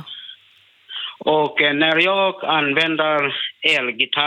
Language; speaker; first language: Swedish; non-native, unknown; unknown